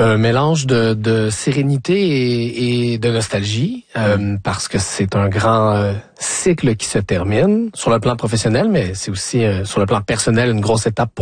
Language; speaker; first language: French; native; French